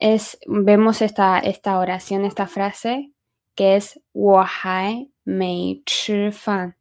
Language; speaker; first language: Spanish; non-native, fluent; Chinese